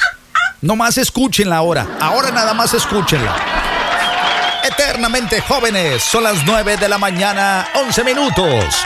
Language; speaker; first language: Spanish; native; Spanish